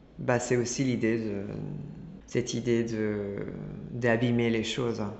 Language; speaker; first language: French; non-native, fluent; Italian